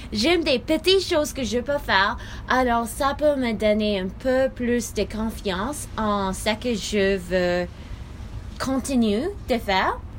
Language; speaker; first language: French; non-native, learner; English